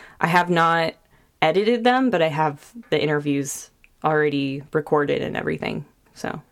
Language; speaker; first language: English; native; English